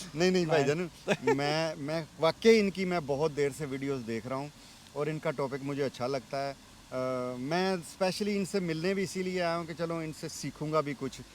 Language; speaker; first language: Hindi; non-native, local second language; Punjabi